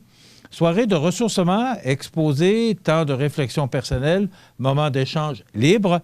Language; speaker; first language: French; native; French